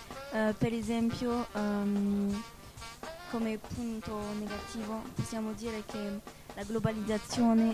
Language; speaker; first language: Italian; non-native, learner; French